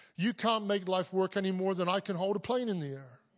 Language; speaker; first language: English; native; English